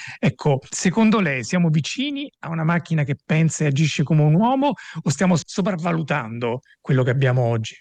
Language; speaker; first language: Italian; native; Italian